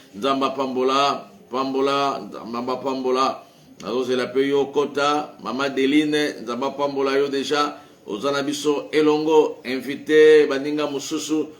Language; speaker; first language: Lingala; non-native, local second language; Kongo